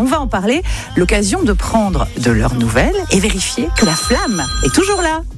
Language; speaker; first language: French; native; French